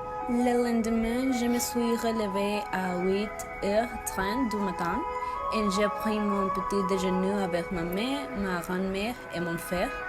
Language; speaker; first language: French; non-native, learner; Spanish